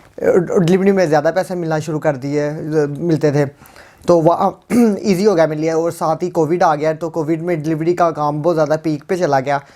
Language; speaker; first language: Urdu; non-native, local second language; Punjabi